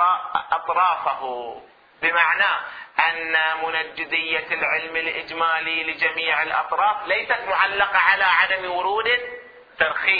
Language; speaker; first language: Arabic; native; Arabic